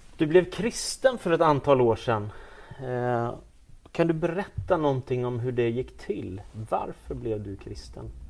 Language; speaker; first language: Swedish; native; Swedish